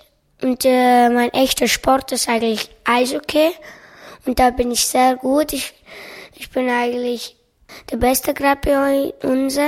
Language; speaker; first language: German; early bilingual, other home language; Russian